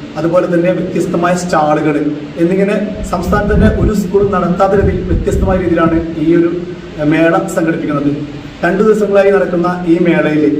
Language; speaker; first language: Malayalam; native; Malayalam